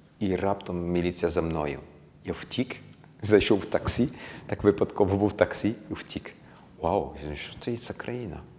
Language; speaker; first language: Ukrainian; early bilingual, heritage; Ukrainian